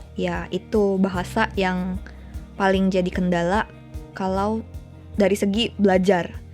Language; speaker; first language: Indonesian; native; Indonesian